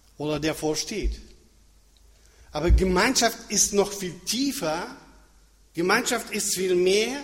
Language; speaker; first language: German; non-native, fluent; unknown